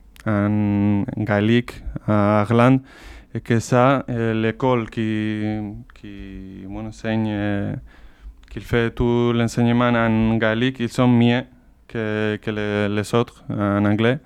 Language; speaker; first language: French; non-native, learner; Basque